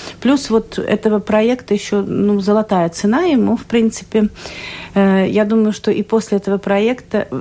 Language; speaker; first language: Russian; native; Russian